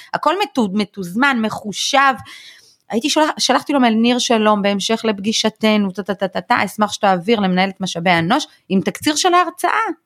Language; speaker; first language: Hebrew; early bilingual, other home language; Russian